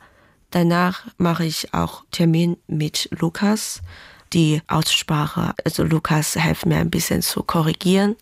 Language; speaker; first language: German; non-native, fluent; Chinese